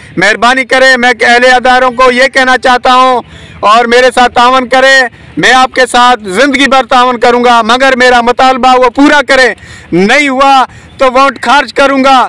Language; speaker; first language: Urdu; non-native, local second language; Sindhi